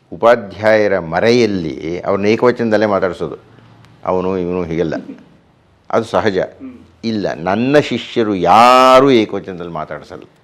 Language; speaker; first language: Kannada; native; Kannada